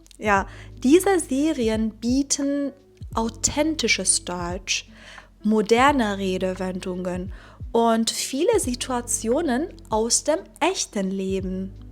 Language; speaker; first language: German; non-native, fluent; Persian